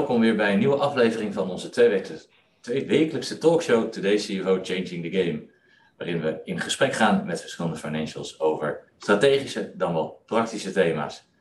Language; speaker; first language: Dutch; native; Dutch